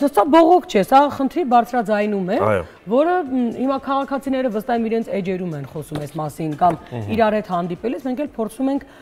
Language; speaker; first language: Armenian; native; Armenian